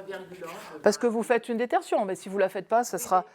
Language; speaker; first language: French; native; French